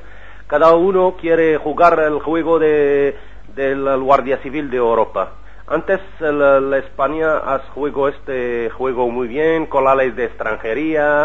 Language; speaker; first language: Spanish; non-native, learner; Arabic